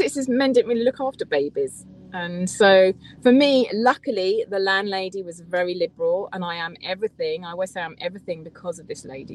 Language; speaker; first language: English; native; English